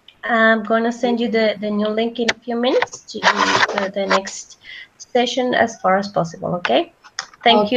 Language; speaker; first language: English; non-native, fluent; Spanish